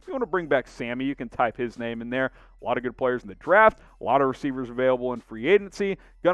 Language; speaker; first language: English; native; English